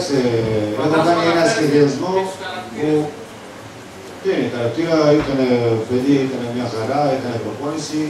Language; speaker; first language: Greek; non-native, fluent; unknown